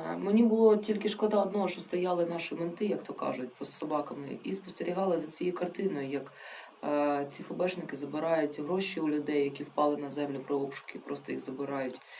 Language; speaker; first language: Ukrainian; non-native, local second language; Russian